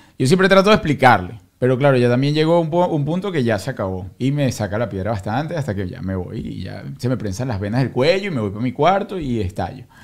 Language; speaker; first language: Spanish; native; Spanish